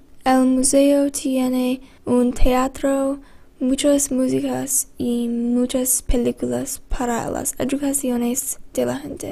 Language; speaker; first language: Spanish; non-native, learner; English